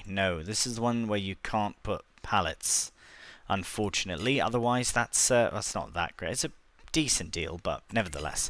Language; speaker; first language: English; native; English